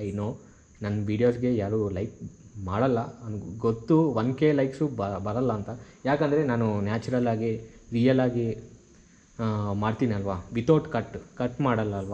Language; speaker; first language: Kannada; non-native, local second language; Telugu